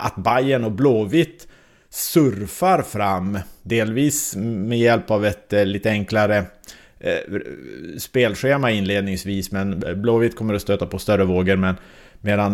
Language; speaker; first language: Swedish; native; Swedish